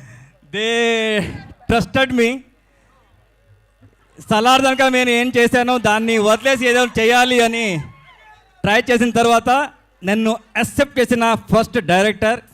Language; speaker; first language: Telugu; non-native, learner; Kannada